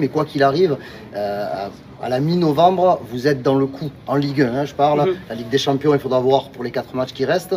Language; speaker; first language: French; native; French